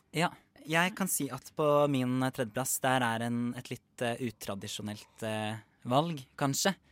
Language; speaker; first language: Norwegian; native; Norwegian